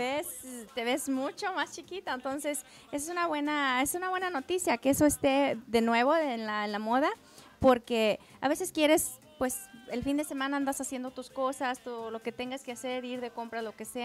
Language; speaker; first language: Spanish; native; Spanish